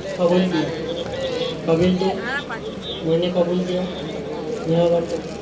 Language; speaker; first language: Hindi; native; Hindi